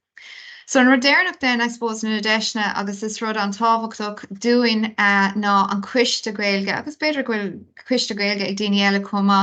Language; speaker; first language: Irish; non-native, local second language; English